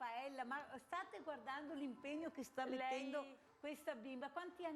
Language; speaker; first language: Italian; native; Italian